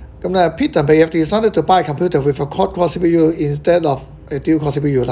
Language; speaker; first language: English; non-native, local second language; Cantonese